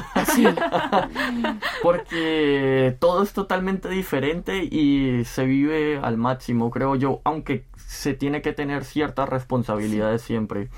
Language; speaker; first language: Spanish; native; Spanish